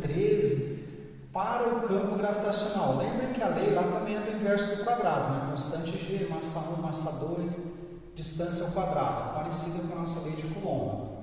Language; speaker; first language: Portuguese; native; Portuguese